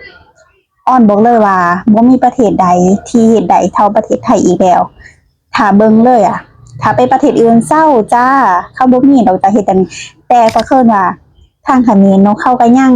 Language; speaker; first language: Thai; non-native, local second language; Northeastern Thai